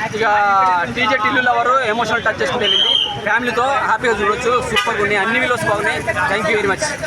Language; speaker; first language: Telugu; native; Telugu